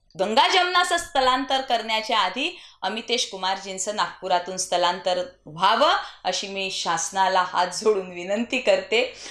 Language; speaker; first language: Marathi; native; Marathi